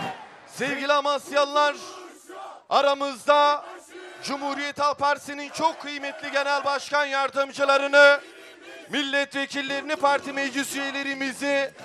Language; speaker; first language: Turkish; native; Turkish